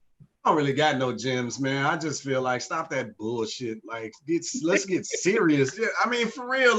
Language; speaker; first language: English; native; English